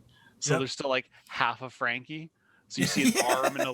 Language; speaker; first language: English; native; English